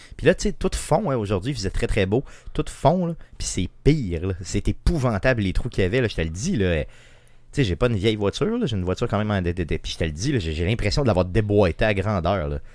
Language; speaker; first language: French; native; French